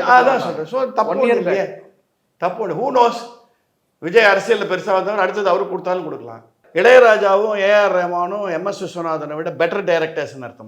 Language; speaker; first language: Tamil; native; Tamil